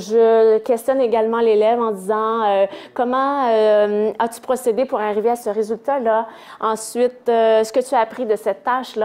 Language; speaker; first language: French; native; French